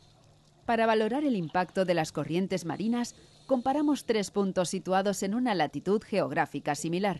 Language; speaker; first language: Spanish; native; Spanish